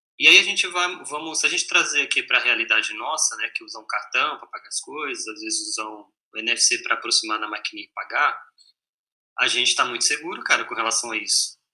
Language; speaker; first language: Portuguese; native; Portuguese